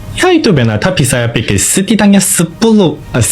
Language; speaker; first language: Indonesian; non-native, fluent; Korean